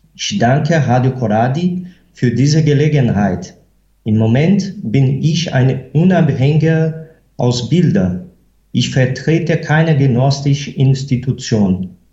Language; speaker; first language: German; non-native, fluent; Portuguese